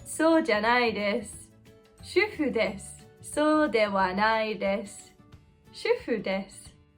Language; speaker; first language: Japanese; non-native, fluent; English